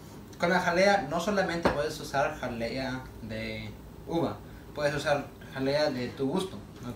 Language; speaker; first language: Spanish; early bilingual, heritage; Spanish